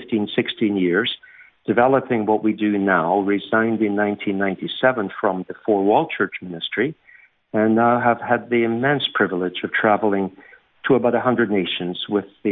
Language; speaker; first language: English; native; English